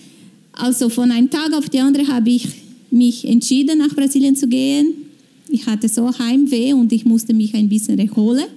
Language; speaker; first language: German; non-native, fluent; Portuguese